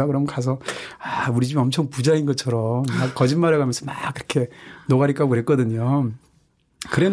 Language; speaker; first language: Korean; native; Korean